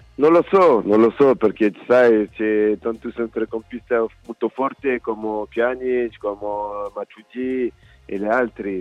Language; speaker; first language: Italian; non-native, fluent; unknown